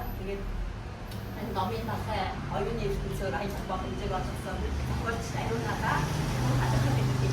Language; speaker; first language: Mongolian; native; Mongolian